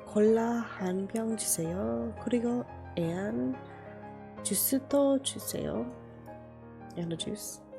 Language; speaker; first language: Korean; non-native, learner; English